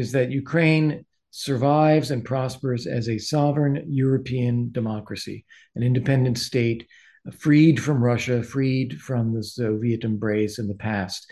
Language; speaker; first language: English; native; English